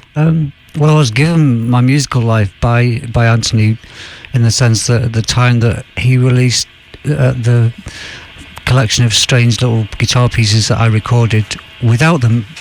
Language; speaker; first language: English; native; English